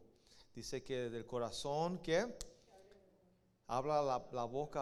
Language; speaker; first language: Spanish; early bilingual, heritage; Spanish